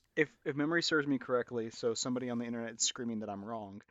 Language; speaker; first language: English; native; English